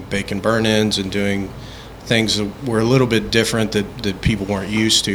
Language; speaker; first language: English; native; English